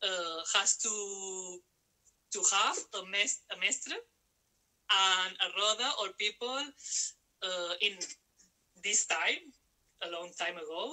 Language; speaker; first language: English; non-native, learner; Spanish